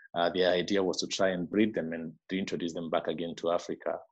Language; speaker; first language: English; non-native, local second language; Meru